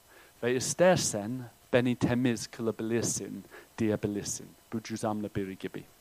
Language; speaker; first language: Turkish; non-native, fluent; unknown